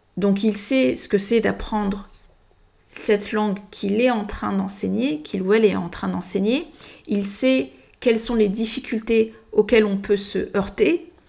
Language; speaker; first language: French; early bilingual, heritage; French